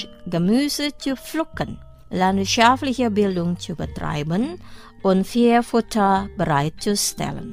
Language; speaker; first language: German; non-native, fluent; Indonesian